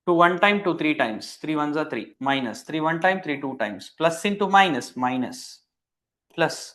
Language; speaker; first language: English; non-native, local second language; Kannada